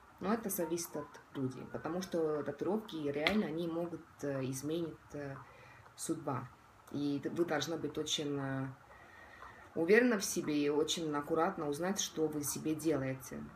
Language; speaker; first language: Russian; non-native, local second language; Estonian